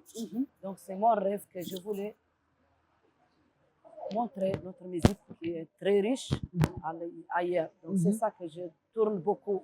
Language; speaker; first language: French; non-native, learner; Arabic